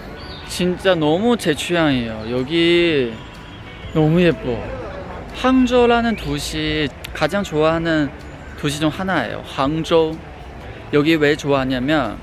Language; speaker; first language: Korean; non-native, fluent; Chinese